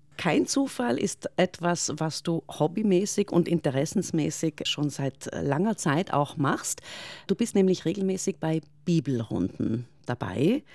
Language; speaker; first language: German; native; German